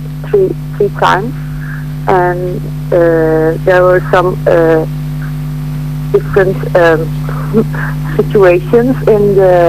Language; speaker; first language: English; non-native, learner; Turkish